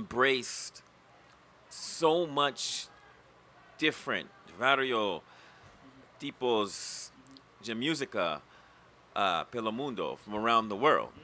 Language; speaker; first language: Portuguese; non-native, learner; English